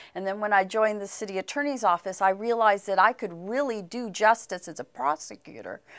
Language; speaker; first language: English; native; English